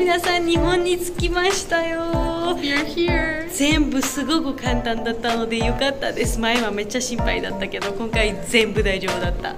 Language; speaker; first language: Japanese; non-native, learner; Georgian